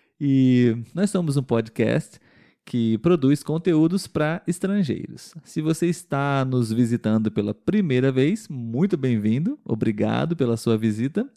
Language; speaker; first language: Portuguese; native; Portuguese